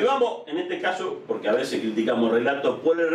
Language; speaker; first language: Spanish; native; Spanish